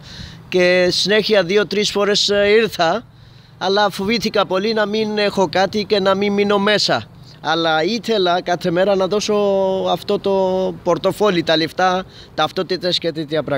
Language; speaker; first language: Greek; non-native, fluent; Urdu